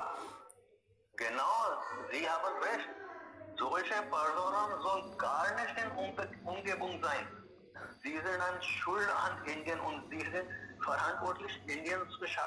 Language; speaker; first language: German; non-native, learner; Hindi